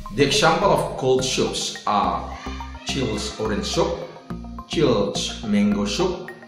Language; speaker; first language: English; non-native, fluent; Indonesian